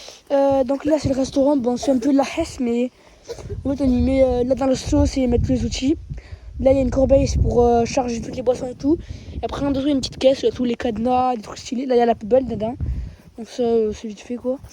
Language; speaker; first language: French; native; French